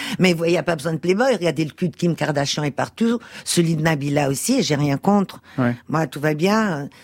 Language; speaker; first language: French; early bilingual, other home language; Portuguese